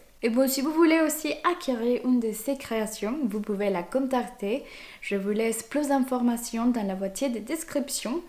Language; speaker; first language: French; non-native, fluent; Spanish